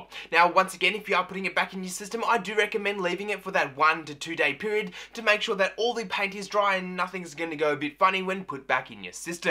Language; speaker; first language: English; native; English